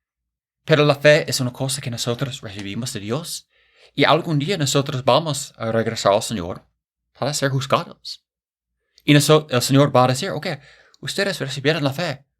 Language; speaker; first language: Spanish; non-native, fluent; English